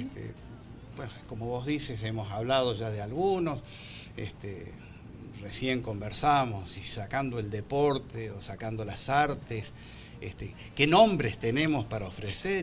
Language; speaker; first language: Spanish; native; Spanish